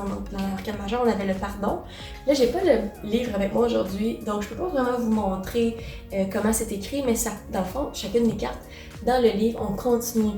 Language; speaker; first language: French; native; French